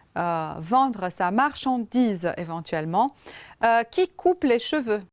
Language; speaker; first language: French; non-native, fluent; Romanian